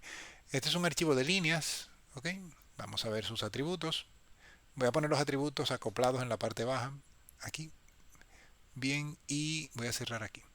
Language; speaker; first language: Spanish; native; Spanish